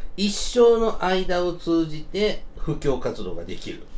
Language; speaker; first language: Japanese; native; Japanese